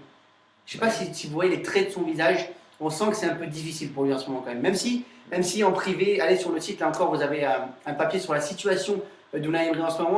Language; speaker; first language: French; native; French